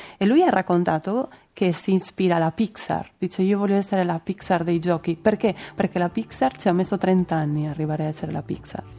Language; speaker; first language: Italian; non-native, fluent; Spanish